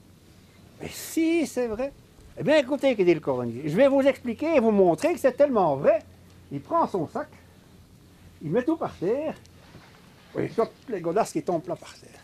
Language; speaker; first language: French; native; French